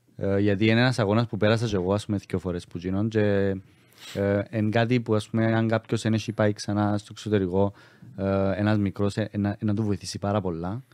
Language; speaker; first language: Greek; native; Greek